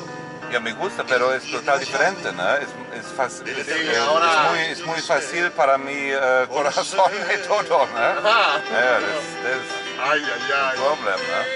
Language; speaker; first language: Spanish; non-native, learner; German